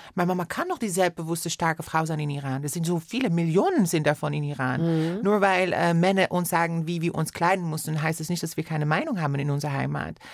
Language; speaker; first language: German; non-native, fluent; Persian